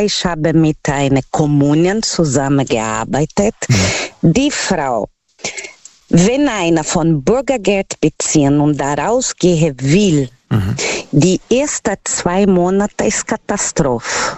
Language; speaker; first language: German; non-native, fluent; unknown